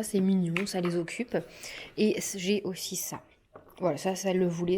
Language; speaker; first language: French; native; French